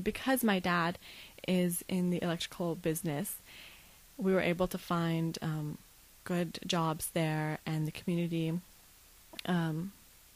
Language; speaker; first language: English; native; English